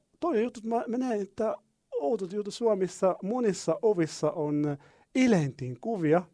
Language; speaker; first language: Finnish; non-native, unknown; Arabic